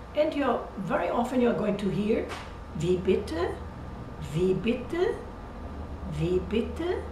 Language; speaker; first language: German; non-native, fluent; Portuguese